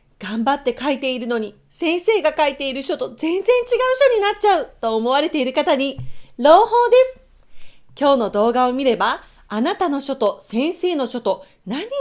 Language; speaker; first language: Japanese; native; Japanese